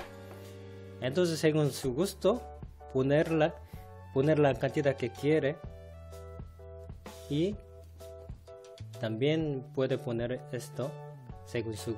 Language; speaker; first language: Spanish; non-native, fluent; Korean